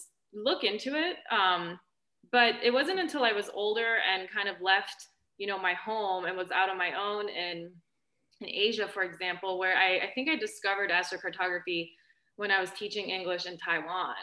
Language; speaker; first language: English; early bilingual, other home language; Romanian